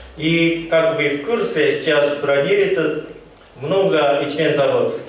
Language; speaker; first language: Russian; non-native, learner; Japanese